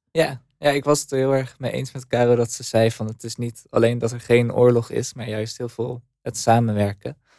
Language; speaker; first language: Dutch; native; Dutch